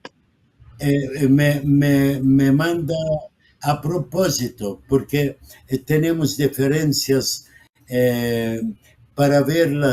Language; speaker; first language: Spanish; non-native, fluent; Arabic